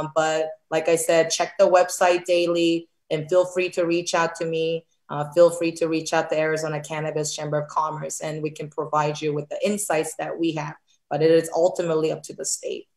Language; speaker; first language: English; early bilingual, other home language; Korean